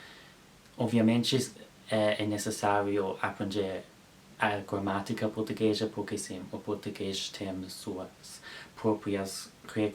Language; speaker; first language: Portuguese; non-native, learner; English